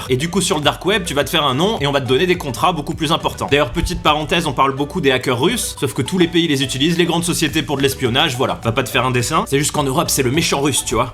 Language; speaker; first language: French; native; French